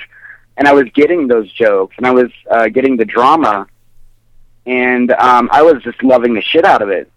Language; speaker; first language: English; native; English